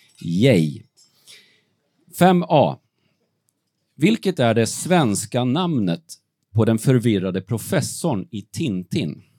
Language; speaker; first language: Swedish; native; Swedish